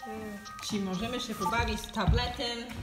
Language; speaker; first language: Polish; early bilingual, heritage; Polish